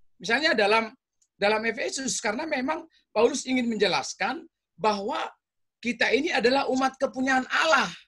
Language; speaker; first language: Indonesian; native; Indonesian